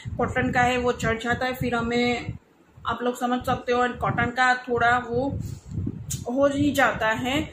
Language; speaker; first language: Hindi; non-native, local second language; Gujarati